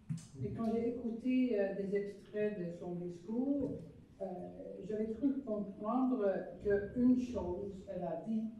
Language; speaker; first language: French; non-native, fluent; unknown